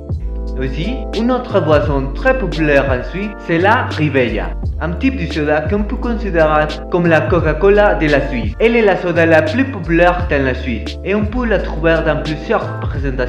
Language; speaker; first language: French; non-native, learner; Spanish